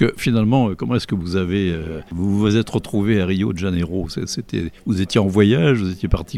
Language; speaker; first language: French; native; French